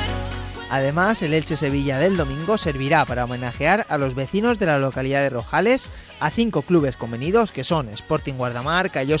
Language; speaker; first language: Spanish; native; Spanish